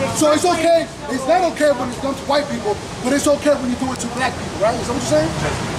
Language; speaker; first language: English; native; English